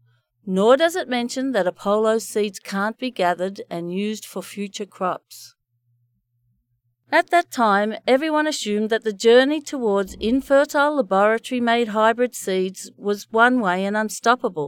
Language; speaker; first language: English; native; English